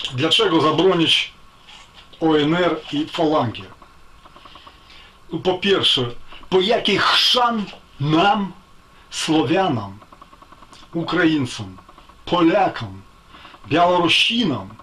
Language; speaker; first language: Polish; non-native, fluent; Ukrainian